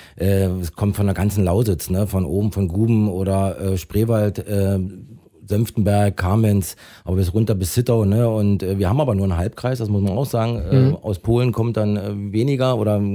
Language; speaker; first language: German; native; German